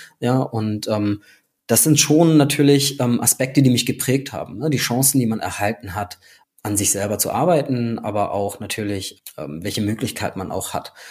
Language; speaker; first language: German; native; German